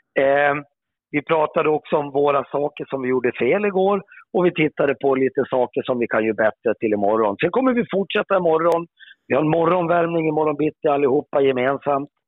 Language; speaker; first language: Swedish; native; Swedish